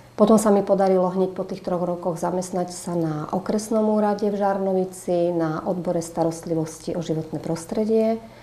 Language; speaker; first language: Slovak; native; Slovak